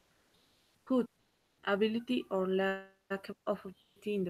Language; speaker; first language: English; non-native, learner; Spanish